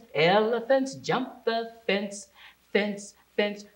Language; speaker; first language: English; native; English